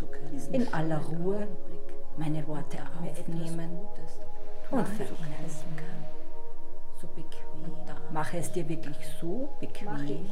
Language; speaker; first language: German; native; German